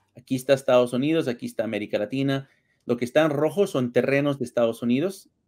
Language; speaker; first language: Spanish; early bilingual, heritage; Spanish